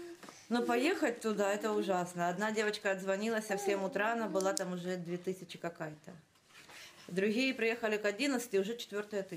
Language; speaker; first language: Russian; native; Russian